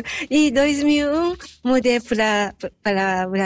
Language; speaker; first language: Portuguese; non-native, fluent; Japanese